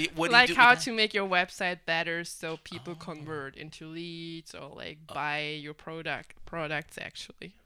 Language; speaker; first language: English; non-native, fluent; German